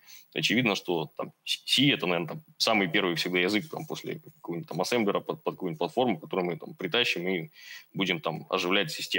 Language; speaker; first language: Russian; native; Russian